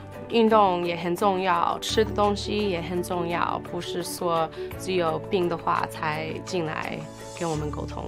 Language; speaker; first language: Chinese; early bilingual, heritage; English